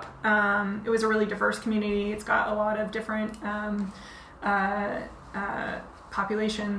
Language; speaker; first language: English; native; English